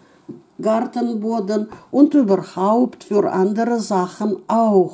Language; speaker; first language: German; non-native, fluent; Russian